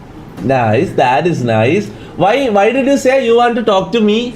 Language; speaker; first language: English; non-native, local second language; Malayalam